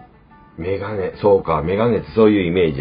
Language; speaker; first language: Japanese; native; Japanese